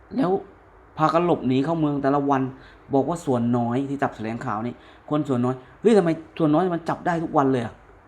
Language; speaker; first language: Thai; native; Thai